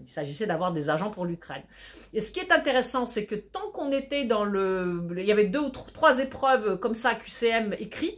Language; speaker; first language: French; early bilingual, other home language; Polish